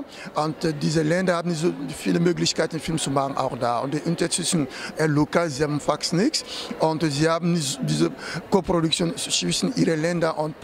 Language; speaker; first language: German; non-native, fluent; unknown